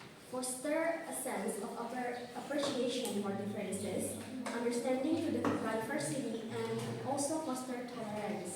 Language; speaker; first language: English; non-native, local second language; Indonesian